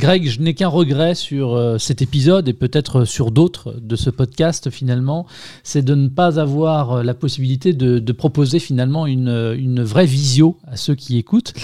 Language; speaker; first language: French; native; French